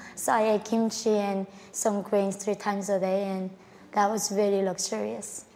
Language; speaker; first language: English; non-native, fluent; Korean